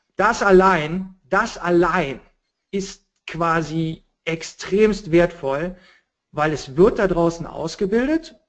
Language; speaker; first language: German; native; German